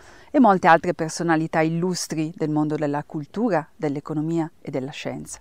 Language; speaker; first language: Italian; native; Italian